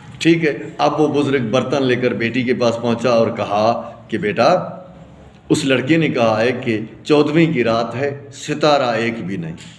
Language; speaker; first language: Urdu; non-native, local second language; Sindhi